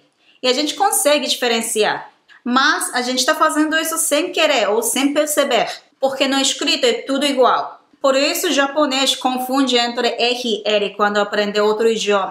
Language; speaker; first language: Portuguese; non-native, fluent; Japanese